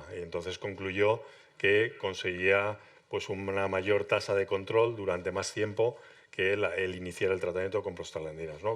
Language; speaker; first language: Spanish; native; Spanish